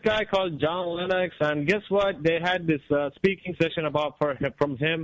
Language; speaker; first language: English; non-native, local second language; Kannada